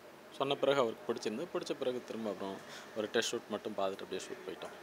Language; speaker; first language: Tamil; native; Tamil